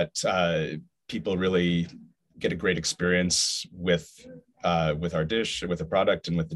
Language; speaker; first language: English; native; English